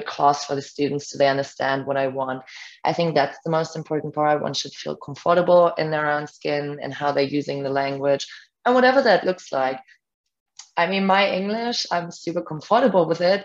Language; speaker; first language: English; non-native, fluent; German